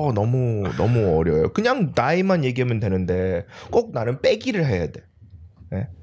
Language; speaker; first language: Korean; early bilingual, heritage; Korean